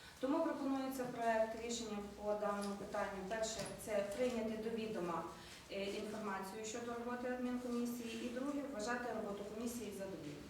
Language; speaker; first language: Ukrainian; native; Ukrainian